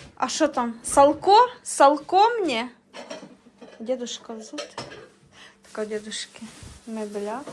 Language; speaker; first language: Ukrainian; native; Ukrainian